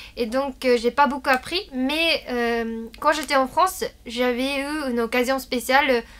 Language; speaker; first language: French; non-native, learner; Japanese